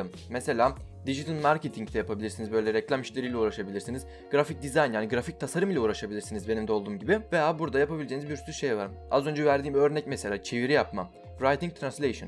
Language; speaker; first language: Turkish; native; Turkish